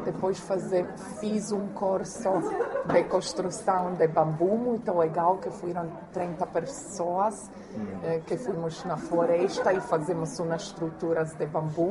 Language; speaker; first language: Portuguese; non-native, learner; Croatian